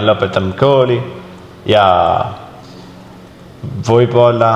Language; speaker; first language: Estonian; non-native, learner; Italian